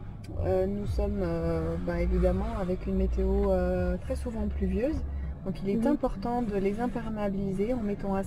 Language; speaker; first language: French; native; French